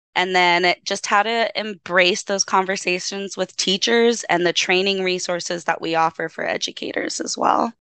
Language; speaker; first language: English; native; English